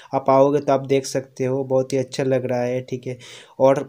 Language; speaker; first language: Hindi; non-native, local second language; Bangla